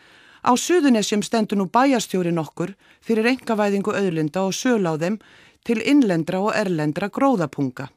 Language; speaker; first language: Icelandic; native; Icelandic